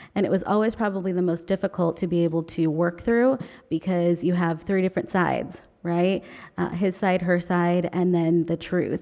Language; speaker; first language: English; native; English